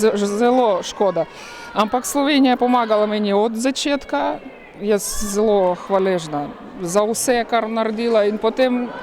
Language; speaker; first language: Slovenian; non-native, learner; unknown